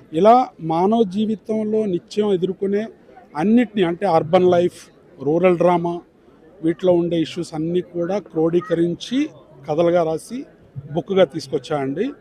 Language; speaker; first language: Telugu; non-native, local second language; Malayalam